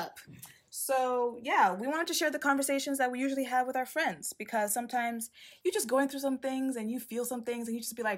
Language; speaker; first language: English; non-native, local second language; Swahili